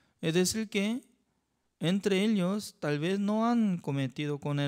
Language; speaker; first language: Spanish; non-native, fluent; Korean